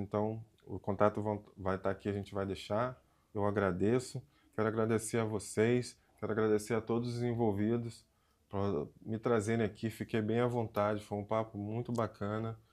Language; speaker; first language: Portuguese; native; Portuguese